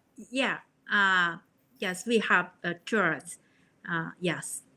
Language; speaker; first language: English; non-native, learner; Japanese